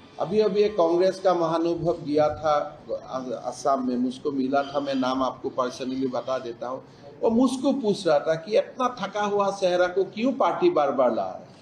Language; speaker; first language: Hindi; non-native, local second language; Assamese